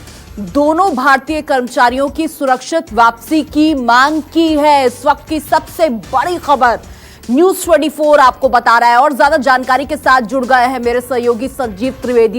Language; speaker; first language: Hindi; native; Hindi